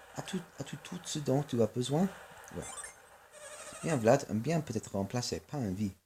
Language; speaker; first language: French; non-native, learner; English